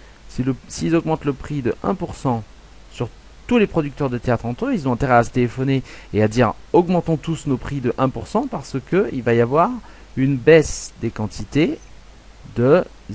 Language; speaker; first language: French; native; French